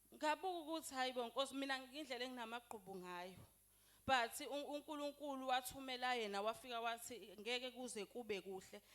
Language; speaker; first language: Zulu; native; Zulu